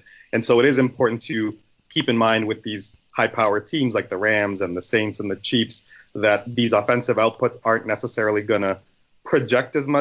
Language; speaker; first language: English; native; English